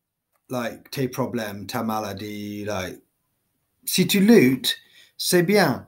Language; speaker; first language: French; non-native, learner; English